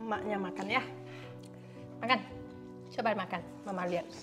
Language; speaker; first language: Indonesian; native; Indonesian